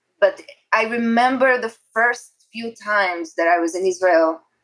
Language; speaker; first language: English; non-native, fluent; Hebrew